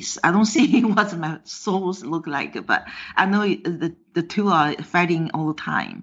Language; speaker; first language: English; non-native, fluent; Chinese